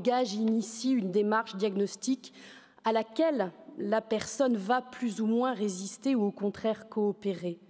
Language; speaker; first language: French; native; French